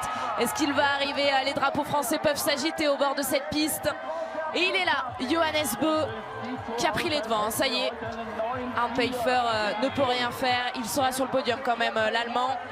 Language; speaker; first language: French; native; French